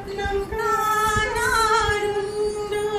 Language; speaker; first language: Malayalam; non-native, learner; Assamese